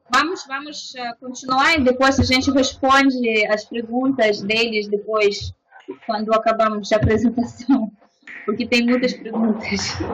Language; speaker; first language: Portuguese; non-native, fluent; Russian